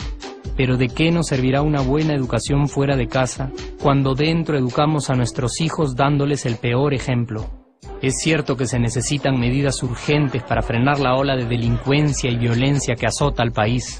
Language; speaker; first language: Spanish; native; Spanish